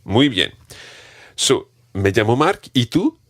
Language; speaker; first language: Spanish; non-native, fluent; English